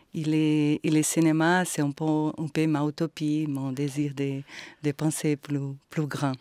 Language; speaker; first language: French; non-native, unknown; Portuguese